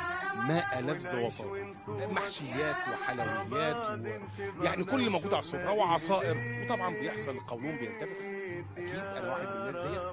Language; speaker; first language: Arabic; native; Arabic